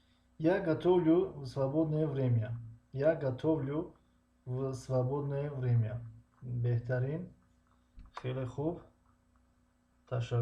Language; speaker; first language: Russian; non-native, local second language; Tajik